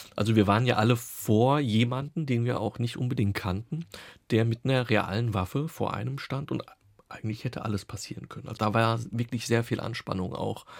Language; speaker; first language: German; native; German